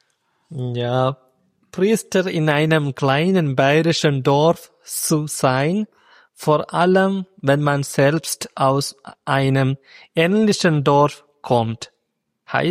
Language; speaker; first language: German; non-native, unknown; Malayalam